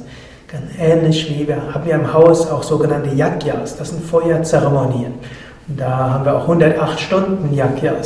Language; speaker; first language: German; native; German